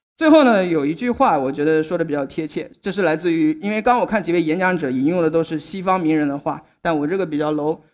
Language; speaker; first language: Chinese; native; Chinese